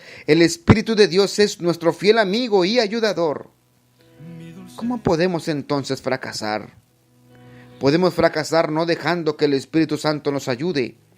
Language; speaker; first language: Spanish; native; Spanish